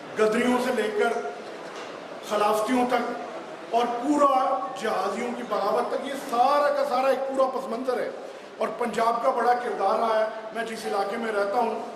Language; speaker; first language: Urdu; native; Urdu